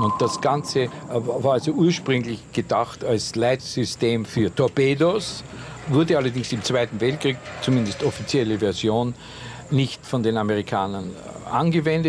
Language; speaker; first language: German; native; German